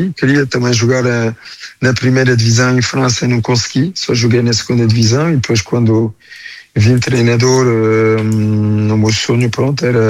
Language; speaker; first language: Portuguese; early bilingual, heritage; French